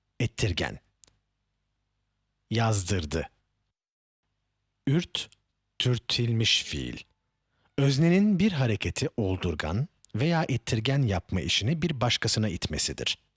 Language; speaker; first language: Turkish; native; Turkish